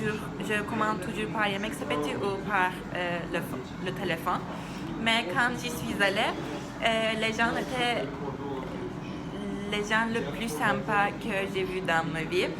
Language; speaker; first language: French; non-native, learner; Turkish